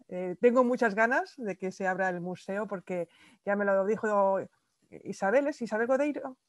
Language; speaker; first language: Spanish; native; Spanish